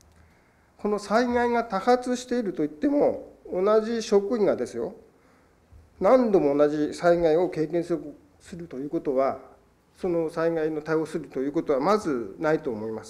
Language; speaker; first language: Japanese; native; Japanese